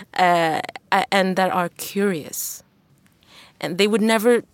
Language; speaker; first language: English; non-native, fluent; Wolof